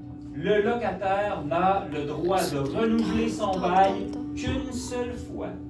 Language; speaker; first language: French; native; French